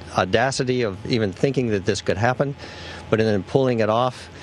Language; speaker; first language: English; native; English